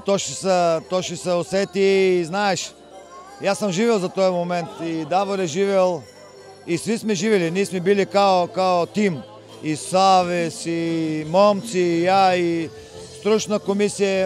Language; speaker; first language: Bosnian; non-native, learner; Bulgarian